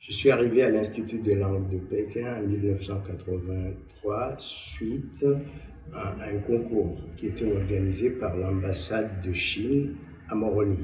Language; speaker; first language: French; non-native, local second language; Malagasy